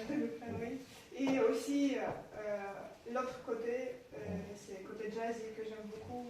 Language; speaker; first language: French; non-native, fluent; Ukrainian